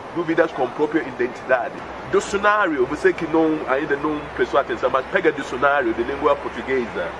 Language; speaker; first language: Portuguese; non-native, fluent; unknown